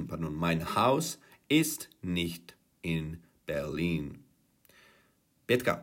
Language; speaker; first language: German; non-native, fluent; Czech